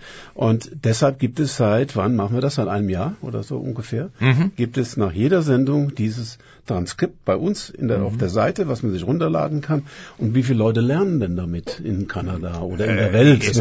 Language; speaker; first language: German; native; German